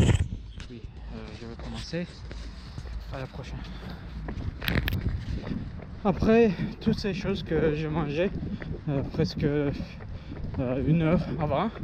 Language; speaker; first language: French; non-native, learner; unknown